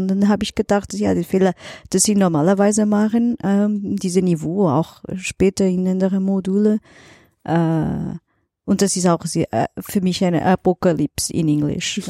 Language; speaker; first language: German; non-native, learner; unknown